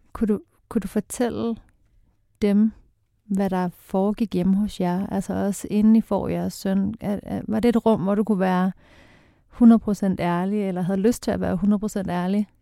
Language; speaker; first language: Danish; native; Danish